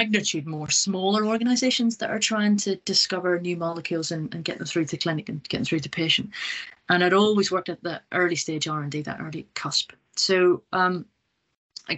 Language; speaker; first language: English; native; English